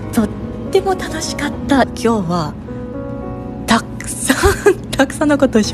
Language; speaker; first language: Japanese; non-native, learner; English